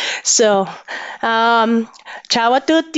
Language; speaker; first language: Italian; non-native, learner; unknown